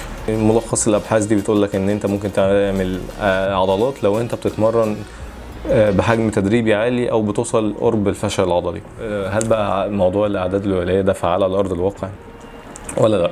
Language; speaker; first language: Arabic; native; Arabic